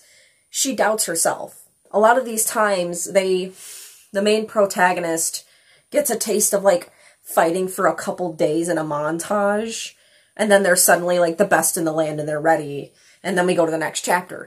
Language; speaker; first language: English; native; English